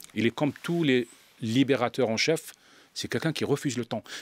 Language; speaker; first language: French; non-native, local second language; Arabic